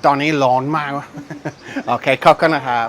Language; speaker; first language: Thai; non-native, learner; English